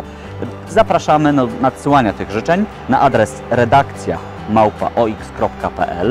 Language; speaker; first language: Polish; native; Polish